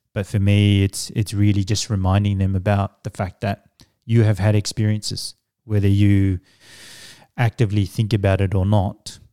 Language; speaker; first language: English; early bilingual, other home language; Samoan